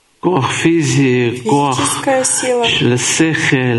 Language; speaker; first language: Hebrew; non-native, fluent; Russian